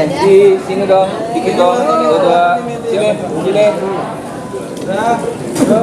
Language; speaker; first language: Indonesian; native; Indonesian